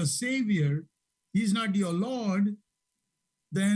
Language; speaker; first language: English; non-native, local second language; Tamil